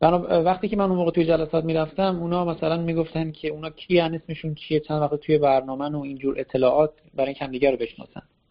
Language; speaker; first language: Persian; native; Persian